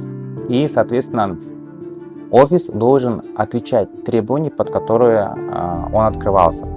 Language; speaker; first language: Russian; native; Russian